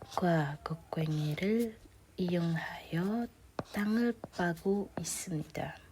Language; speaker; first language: Korean; non-native, fluent; Indonesian